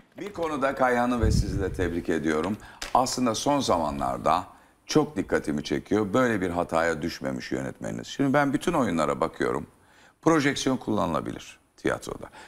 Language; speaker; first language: Turkish; native; Turkish